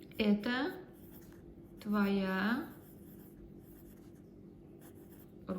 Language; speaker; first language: Russian; non-native, fluent; Azerbaijani